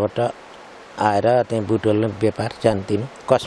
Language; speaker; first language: Nepali; native; Nepali